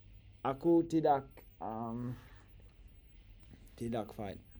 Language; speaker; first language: Indonesian; non-native, learner; English